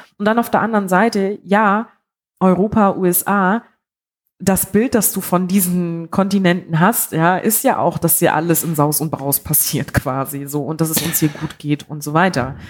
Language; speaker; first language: German; early bilingual, other home language; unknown